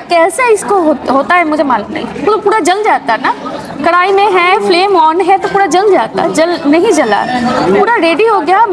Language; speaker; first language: Hindi; non-native, local second language; Bangla